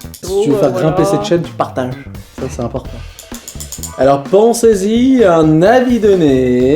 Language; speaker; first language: French; native; French